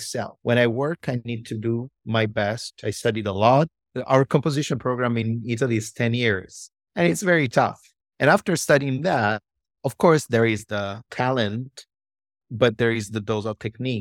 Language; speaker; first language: English; non-native, fluent; Italian